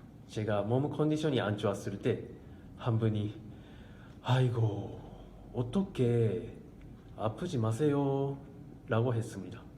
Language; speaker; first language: Korean; non-native, fluent; Japanese